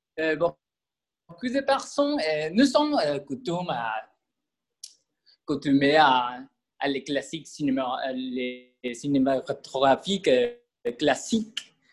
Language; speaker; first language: French; non-native, learner; Spanish